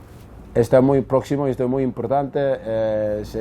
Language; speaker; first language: Spanish; non-native, learner; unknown